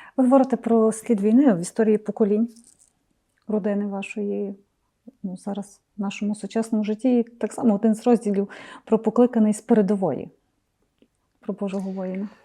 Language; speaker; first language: Ukrainian; native; Ukrainian